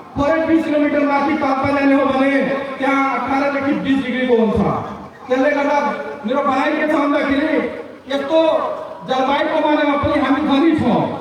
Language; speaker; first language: Nepali; non-native, local second language; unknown